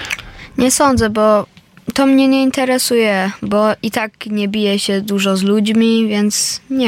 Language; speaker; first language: Polish; early bilingual, heritage; Polish